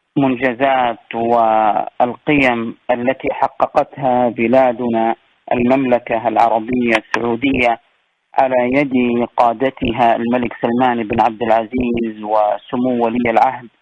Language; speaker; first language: Arabic; native; Arabic